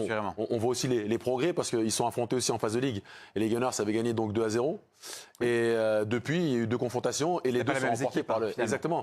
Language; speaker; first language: French; native; French